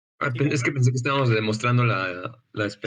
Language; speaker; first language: Spanish; native; Spanish